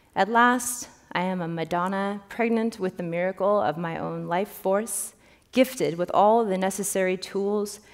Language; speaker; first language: English; native; English